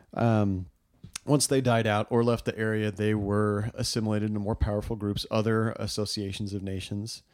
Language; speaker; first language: English; native; English